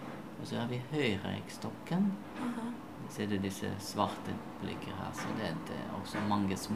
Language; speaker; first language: Norwegian; non-native, fluent; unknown